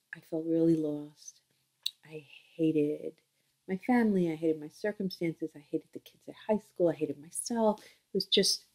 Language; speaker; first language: English; native; English